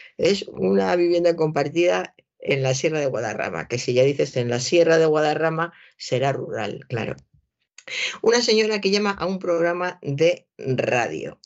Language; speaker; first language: Spanish; native; Spanish